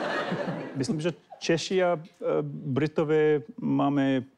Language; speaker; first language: Czech; non-native, learner; English